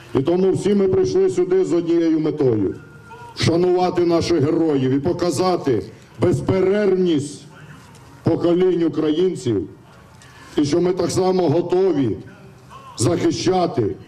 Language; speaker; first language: Ukrainian; native; Ukrainian